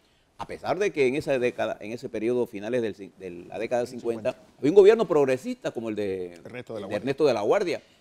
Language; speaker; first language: Spanish; native; Spanish